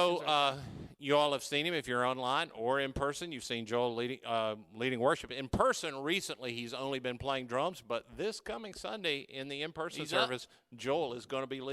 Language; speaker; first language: English; native; English